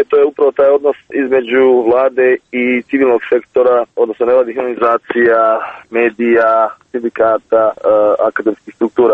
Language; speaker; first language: Serbian; native; Serbian